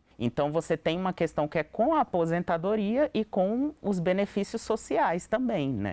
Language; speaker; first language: Portuguese; native; Portuguese